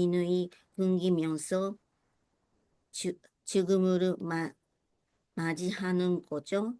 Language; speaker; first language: Korean; non-native, learner; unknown